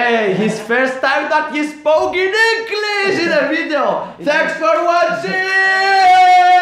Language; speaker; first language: English; non-native, learner; Greek